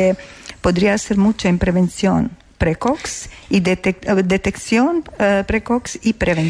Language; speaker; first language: Spanish; non-native, learner; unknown